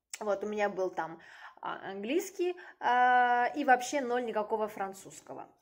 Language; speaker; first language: Russian; native; Russian